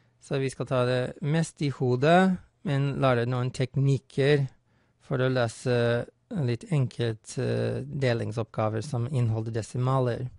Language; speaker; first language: Norwegian; non-native, fluent; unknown